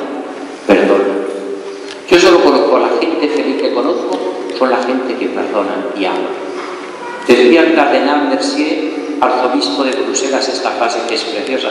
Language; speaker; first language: Spanish; native; Spanish